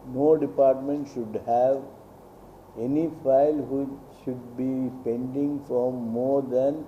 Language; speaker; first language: English; non-native, local second language; Kannada